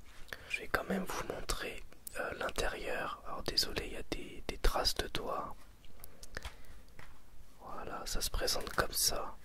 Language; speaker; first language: French; native; French